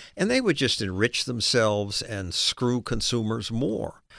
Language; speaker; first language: English; native; English